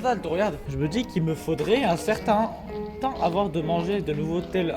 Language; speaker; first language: French; native; French